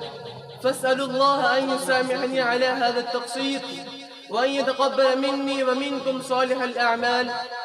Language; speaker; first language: Arabic; non-native, fluent; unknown